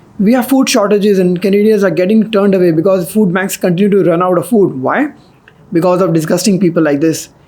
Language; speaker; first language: Hindi; native; Hindi